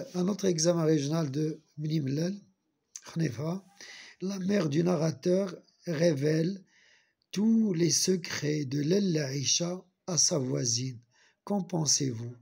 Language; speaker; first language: French; non-native, local second language; Arabic